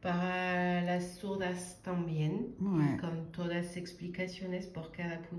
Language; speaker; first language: Spanish; non-native, learner; French